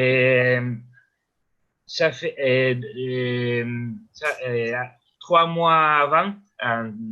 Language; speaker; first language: French; non-native, learner; Spanish